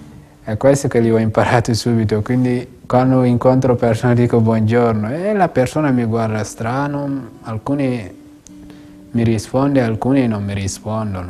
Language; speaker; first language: Italian; non-native, fluent; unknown